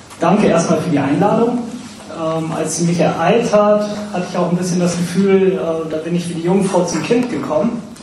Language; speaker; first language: German; early bilingual, other home language; English